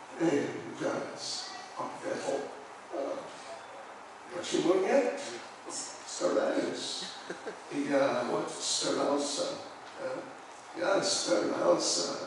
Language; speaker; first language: Russian; non-native, learner; English